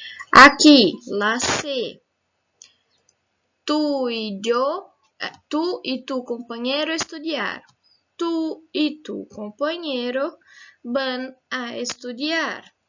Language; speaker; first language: Spanish; non-native, fluent; Portuguese